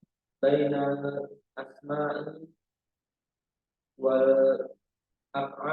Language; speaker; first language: Arabic; non-native, learner; Indonesian